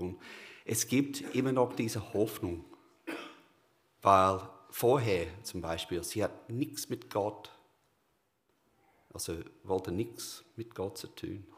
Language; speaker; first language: German; non-native, learner; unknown